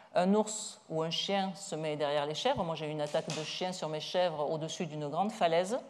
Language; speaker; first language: French; native; French